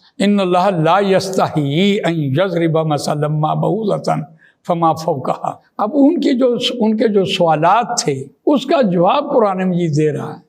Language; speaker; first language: Urdu; non-native, local second language; Punjabi